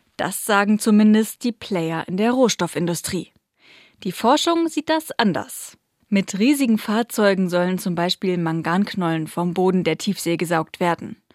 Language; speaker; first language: German; native; German